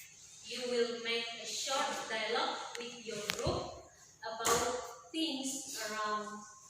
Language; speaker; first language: English; non-native, learner; Indonesian